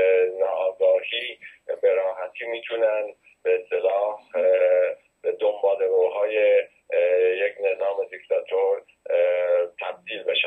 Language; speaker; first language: Persian; native; Persian